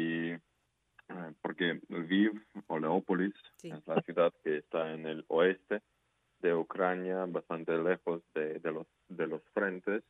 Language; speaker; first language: Spanish; non-native, fluent; Ukrainian